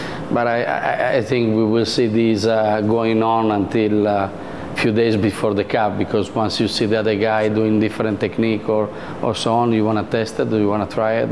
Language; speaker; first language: English; non-native, fluent; Italian